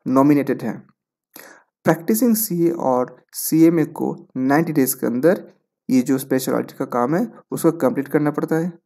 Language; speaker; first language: Hindi; non-native, local second language; Bangla